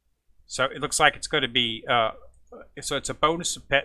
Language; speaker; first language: English; native; English